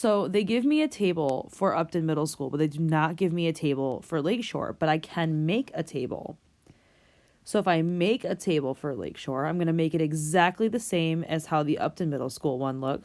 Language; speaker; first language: English; native; English